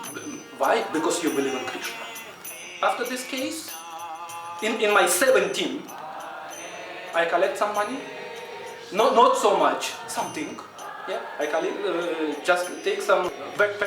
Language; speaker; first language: English; non-native, learner; Russian